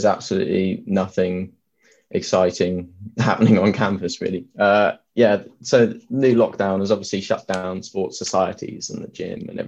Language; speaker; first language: English; native; English